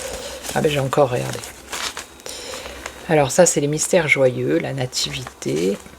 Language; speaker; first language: French; native; French